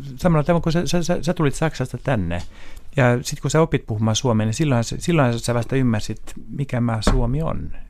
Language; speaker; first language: Finnish; non-native, local second language; Swedish